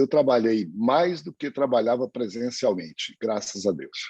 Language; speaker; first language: Portuguese; native; Portuguese